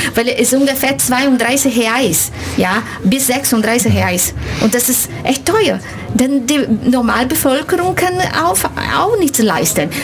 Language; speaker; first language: German; non-native, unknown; Portuguese